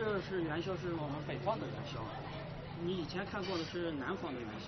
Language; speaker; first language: Chinese; native; Chinese